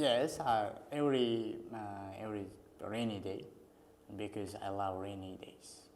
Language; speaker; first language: English; non-native, learner; Uzbek